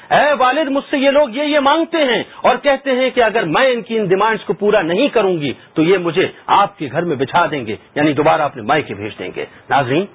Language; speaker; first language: Urdu; native; Urdu